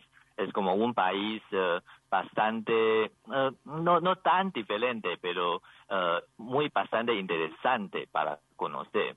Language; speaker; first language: Spanish; non-native, learner; Chinese